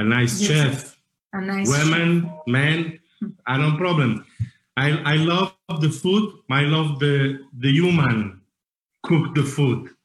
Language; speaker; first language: English; non-native, learner; Italian